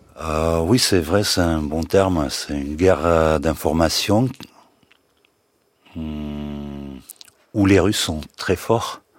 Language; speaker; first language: French; non-native, fluent; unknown